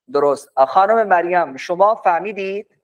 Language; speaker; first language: Persian; non-native, fluent; Urdu